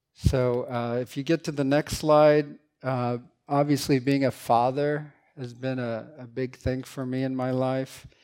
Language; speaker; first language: English; early bilingual, other home language; Korean